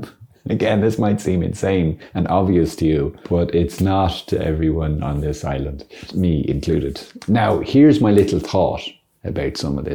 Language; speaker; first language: English; native; English